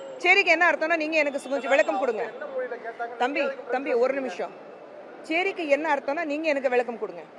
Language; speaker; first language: Tamil; non-native, fluent; Hindi